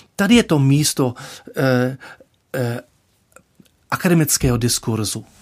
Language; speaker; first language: Czech; non-native, fluent; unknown